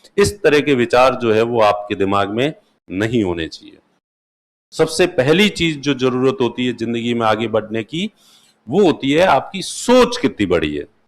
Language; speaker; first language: Hindi; non-native, local second language; Marwari